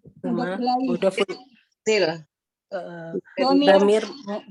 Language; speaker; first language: Arabic; non-native, learner; Indonesian